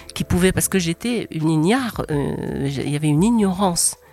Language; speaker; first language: French; non-native, local second language; Arabic